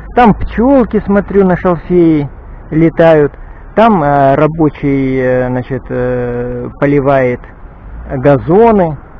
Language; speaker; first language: Russian; native; Russian